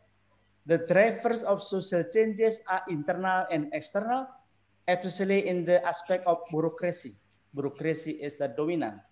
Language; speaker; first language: English; non-native, learner; Indonesian